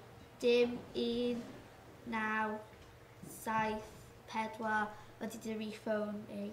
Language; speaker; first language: Welsh; non-native, learner; English